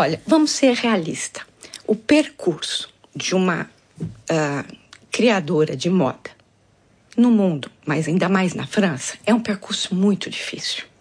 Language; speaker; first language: Portuguese; non-native, fluent; French